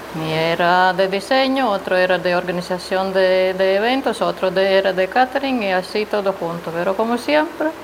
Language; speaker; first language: Spanish; non-native, fluent; Latvian